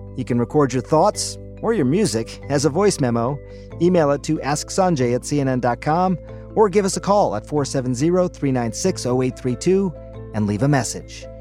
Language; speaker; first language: English; non-native, fluent; Persian